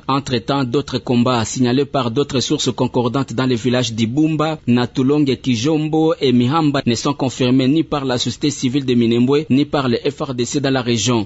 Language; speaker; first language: French; non-native, local second language; Swahili